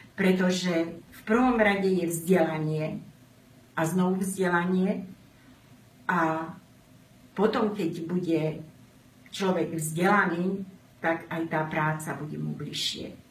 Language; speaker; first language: Slovak; non-native, local second language; Romany